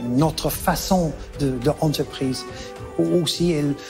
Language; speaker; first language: French; non-native, fluent; English